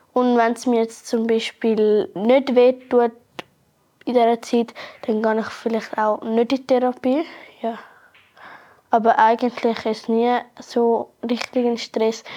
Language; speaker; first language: German; native; German